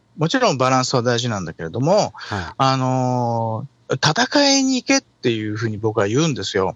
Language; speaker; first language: Japanese; native; Japanese